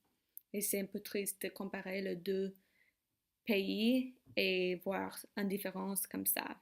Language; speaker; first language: French; non-native, learner; English